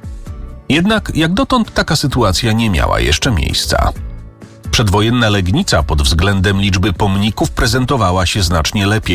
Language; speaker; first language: Polish; native; Polish